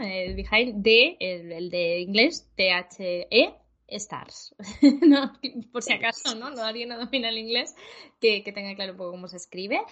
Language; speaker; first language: Spanish; native; Spanish